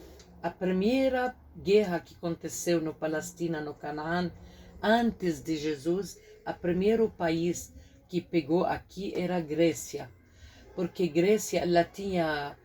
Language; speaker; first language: Portuguese; non-native, fluent; Arabic